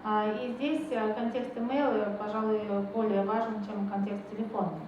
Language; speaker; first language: Russian; native; Russian